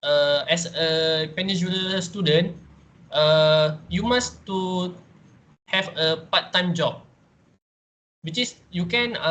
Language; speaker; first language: English; non-native, learner; Malay